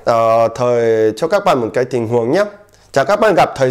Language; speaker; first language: Vietnamese; non-native, fluent; Korean